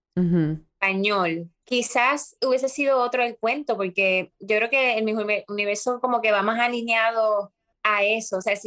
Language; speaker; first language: Spanish; native; Spanish